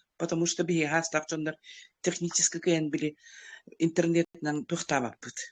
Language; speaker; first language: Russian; non-native, local second language; Yakut